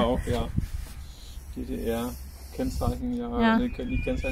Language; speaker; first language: German; native; German